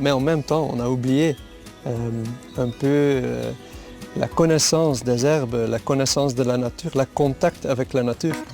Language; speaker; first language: French; non-native, local second language; Dutch